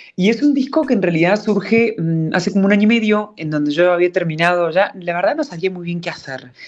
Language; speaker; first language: Spanish; native; Spanish